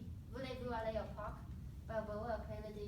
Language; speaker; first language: French; non-native, learner; English